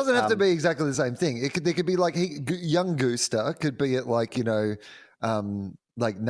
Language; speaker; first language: English; native; English